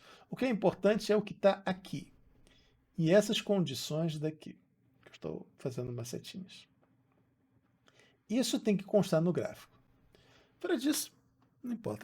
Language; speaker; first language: Portuguese; native; Portuguese